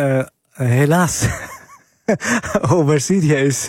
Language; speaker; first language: Dutch; non-native, fluent; Arabic